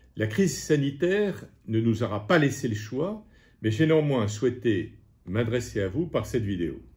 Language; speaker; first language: French; native; French